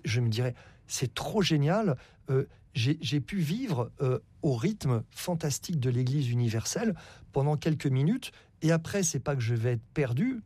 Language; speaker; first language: French; native; French